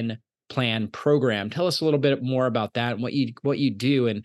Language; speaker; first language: English; native; English